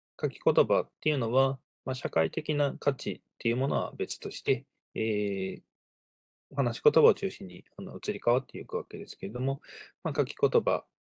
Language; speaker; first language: Japanese; native; Japanese